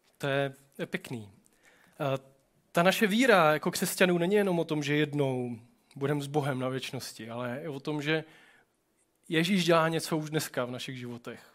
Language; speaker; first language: Czech; native; Czech